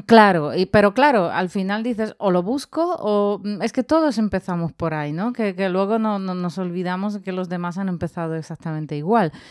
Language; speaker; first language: Spanish; non-native, fluent; Polish